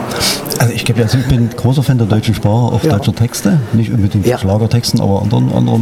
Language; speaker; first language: German; native; German